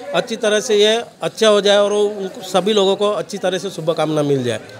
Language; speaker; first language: Hindi; non-native, local second language; Marathi